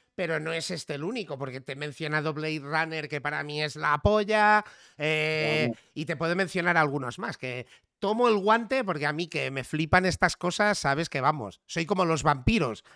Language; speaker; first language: Spanish; native; Spanish